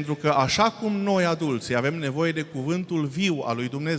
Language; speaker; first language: Romanian; non-native, fluent; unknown